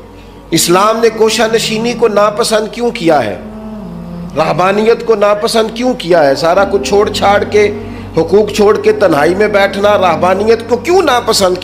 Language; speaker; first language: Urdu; non-native, local second language; Punjabi